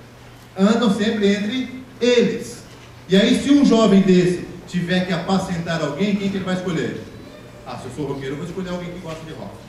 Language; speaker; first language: Portuguese; native; Portuguese